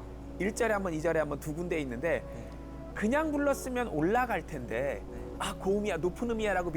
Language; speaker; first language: Korean; native; Korean